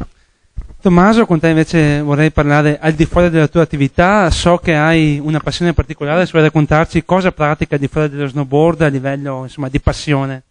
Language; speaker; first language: Italian; native; Italian